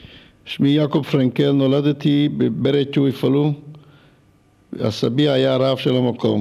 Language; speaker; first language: Hebrew; early bilingual, other home language; Hungarian